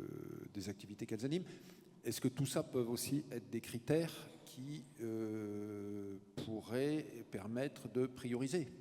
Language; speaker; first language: French; native; French